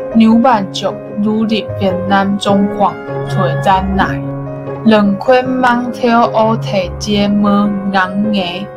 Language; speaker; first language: Vietnamese; non-native, learner; Chinese